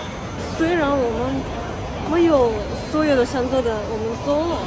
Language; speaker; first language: Chinese; non-native, learner; Russian